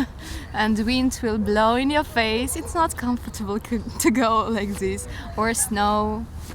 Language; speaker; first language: English; non-native, learner; Russian